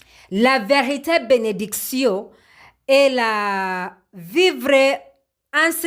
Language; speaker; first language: French; non-native, learner; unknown